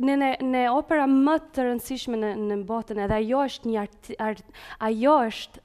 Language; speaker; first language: Albanian; early bilingual, heritage; Spanish